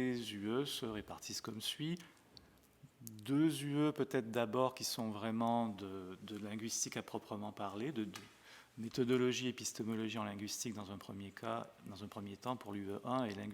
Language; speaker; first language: French; native; French